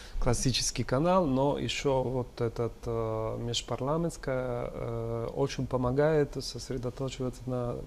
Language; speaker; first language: Russian; non-native, fluent; Italian